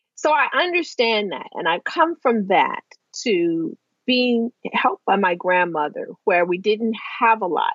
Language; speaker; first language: English; native; English